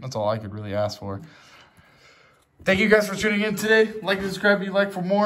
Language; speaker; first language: English; native; English